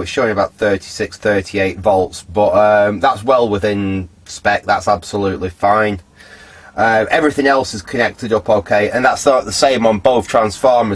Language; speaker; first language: English; native; English